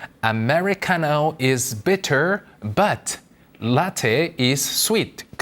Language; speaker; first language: English; non-native, fluent; Korean